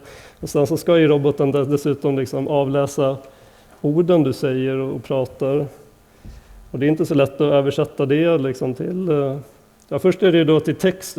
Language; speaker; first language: Swedish; native; Swedish